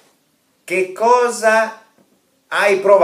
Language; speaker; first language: Italian; non-native, fluent; Russian